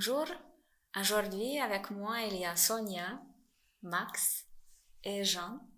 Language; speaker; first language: French; non-native, fluent; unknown